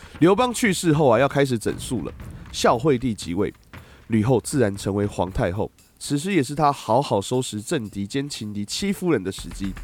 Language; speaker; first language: Chinese; native; Chinese